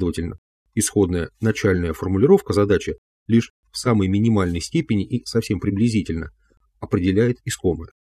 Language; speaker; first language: Russian; native; Russian